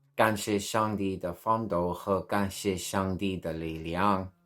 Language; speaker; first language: Chinese; non-native, learner; English